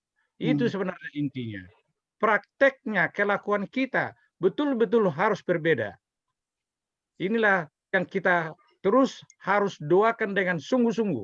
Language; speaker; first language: Indonesian; native; Indonesian